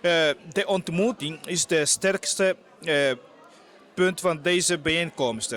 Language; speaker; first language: Dutch; non-native, fluent; Portuguese